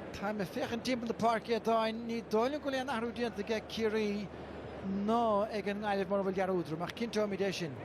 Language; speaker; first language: Irish; native; Irish